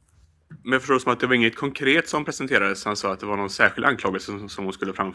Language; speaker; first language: Swedish; native; Swedish